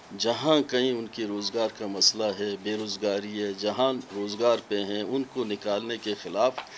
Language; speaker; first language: Urdu; non-native, local second language; Baluchi